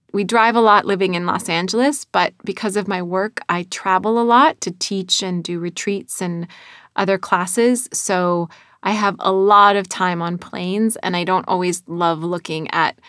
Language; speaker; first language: English; native; English